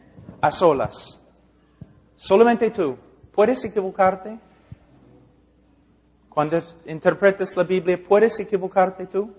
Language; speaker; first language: Spanish; non-native, fluent; English